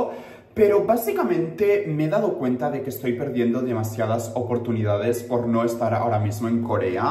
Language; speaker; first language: Spanish; native; Spanish